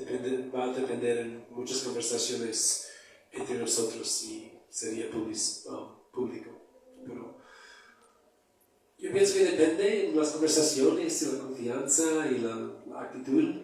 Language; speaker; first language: Spanish; non-native, fluent; English